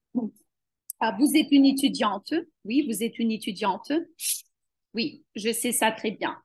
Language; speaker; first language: French; non-native, fluent; Ukrainian